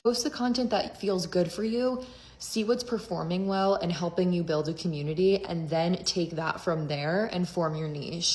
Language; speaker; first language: English; native; English